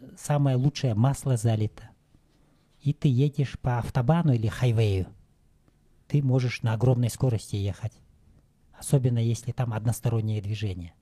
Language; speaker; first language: Russian; non-native, local second language; Kyrgyz